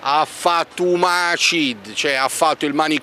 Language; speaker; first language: Italian; native; Italian